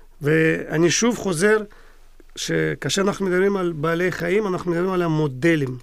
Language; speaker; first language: Hebrew; non-native, fluent; Russian